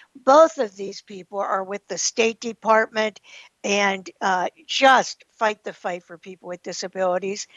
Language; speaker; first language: English; native; English